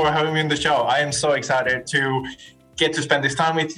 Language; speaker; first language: English; non-native, fluent; Spanish